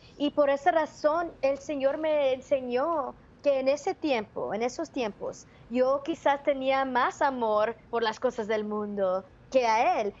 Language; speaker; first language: Spanish; early bilingual, heritage; Spanish